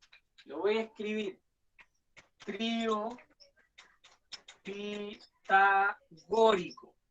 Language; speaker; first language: Spanish; native; Spanish